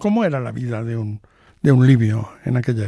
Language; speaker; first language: Spanish; native; Spanish